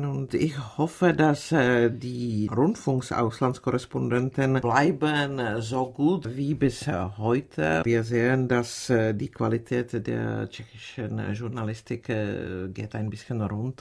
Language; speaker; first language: German; non-native, fluent; Czech